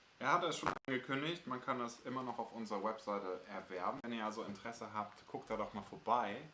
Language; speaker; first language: German; native; German